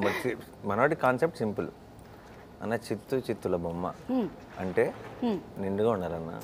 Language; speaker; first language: Telugu; native; Telugu